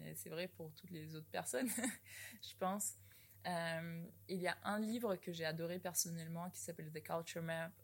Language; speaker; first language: French; non-native, fluent; Russian